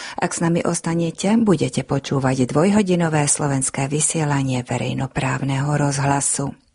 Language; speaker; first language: Slovak; early bilingual, heritage; Slovak